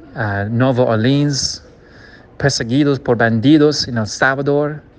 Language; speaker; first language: Portuguese; non-native, learner; English